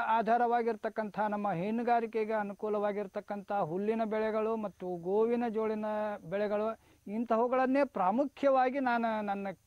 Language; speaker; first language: Kannada; native; Kannada